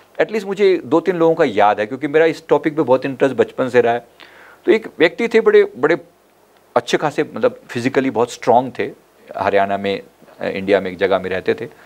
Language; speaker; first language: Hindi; native; Hindi